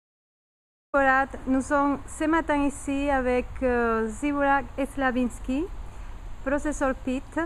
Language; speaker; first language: French; non-native, fluent; Spanish